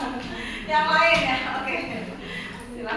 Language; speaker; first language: Indonesian; native; Indonesian